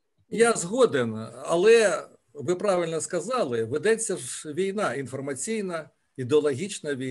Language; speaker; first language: Ukrainian; native; Ukrainian